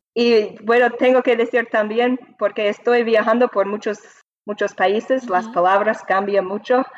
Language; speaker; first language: Spanish; non-native, learner; English